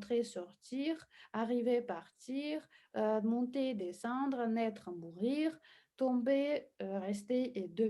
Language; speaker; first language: French; non-native, fluent; Russian